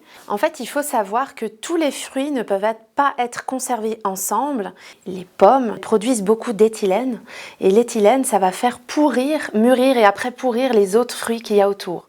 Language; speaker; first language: French; native; French